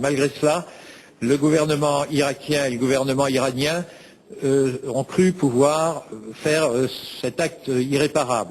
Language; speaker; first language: French; native; French